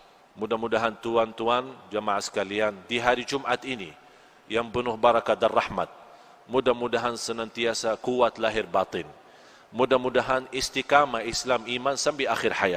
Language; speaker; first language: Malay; non-native, fluent; Arabic